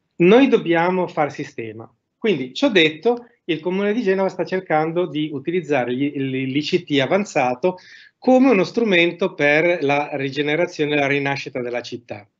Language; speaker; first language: Italian; native; Italian